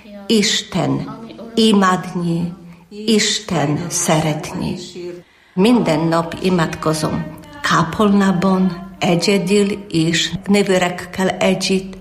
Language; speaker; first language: Hungarian; non-native, learner; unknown